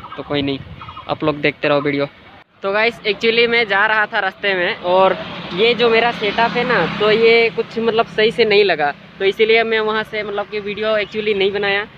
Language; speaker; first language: Hindi; non-native, local second language; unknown